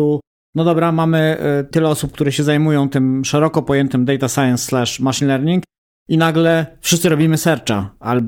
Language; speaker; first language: Polish; native; Polish